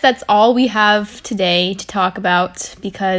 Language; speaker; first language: English; native; English